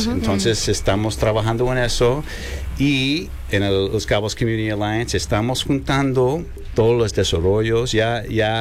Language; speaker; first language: Spanish; non-native, learner; English